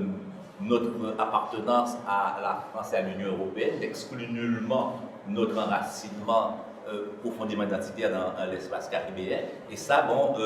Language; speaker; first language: French; native; French